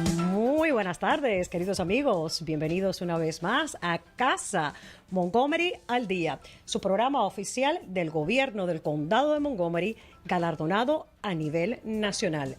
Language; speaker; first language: Spanish; native; Spanish